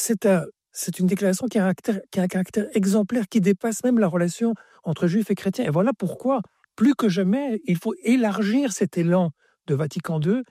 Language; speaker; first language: French; native; French